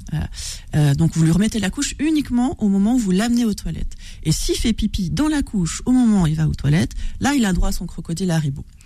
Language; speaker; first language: French; native; French